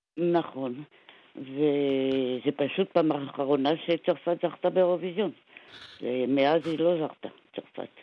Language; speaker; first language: Hebrew; non-native, fluent; French